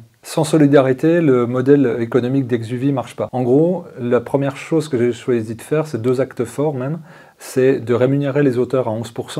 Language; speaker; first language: French; native; French